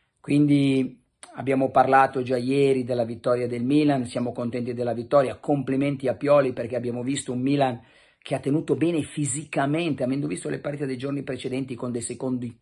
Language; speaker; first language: Italian; native; Italian